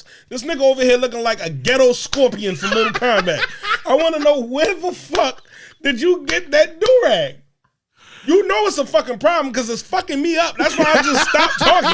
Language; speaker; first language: English; native; English